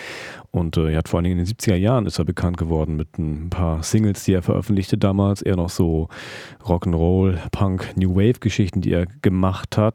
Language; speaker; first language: German; native; German